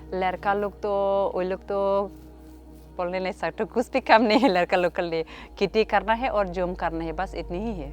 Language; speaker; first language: Hindi; non-native, local second language; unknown